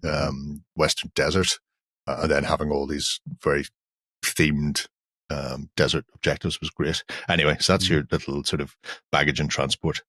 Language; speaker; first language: English; native; English